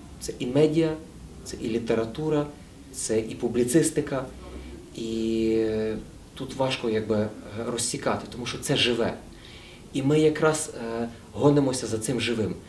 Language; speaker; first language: Ukrainian; native; Ukrainian